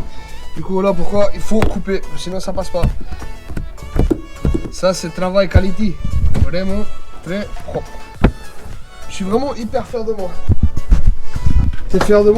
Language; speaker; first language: French; native; French